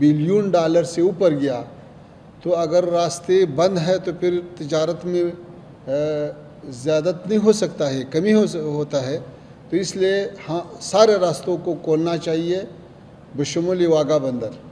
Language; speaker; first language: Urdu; non-native, fluent; Pashto